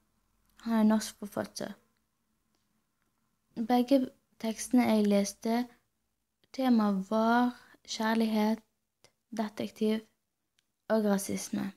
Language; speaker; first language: Norwegian; non-native, learner; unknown